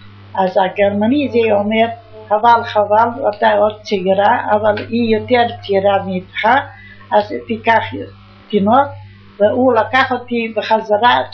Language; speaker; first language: Hebrew; non-native, fluent; Yiddish